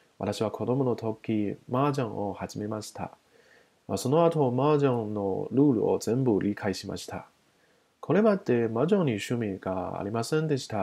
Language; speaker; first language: Japanese; non-native, learner; Chinese